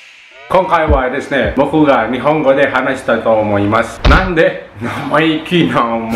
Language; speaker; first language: Japanese; non-native, learner; Sundanese